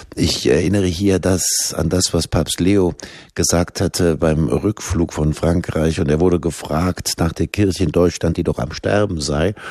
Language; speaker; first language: German; native; German